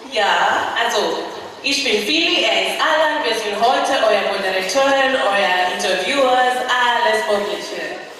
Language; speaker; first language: German; non-native, fluent; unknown